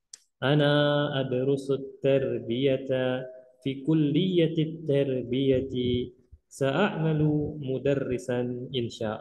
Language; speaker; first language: Arabic; non-native, fluent; Indonesian